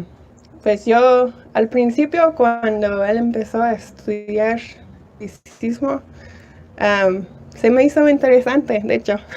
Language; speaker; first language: Spanish; non-native, fluent; English